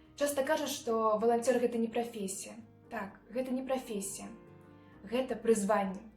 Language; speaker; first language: Belarusian; non-native, local second language; Russian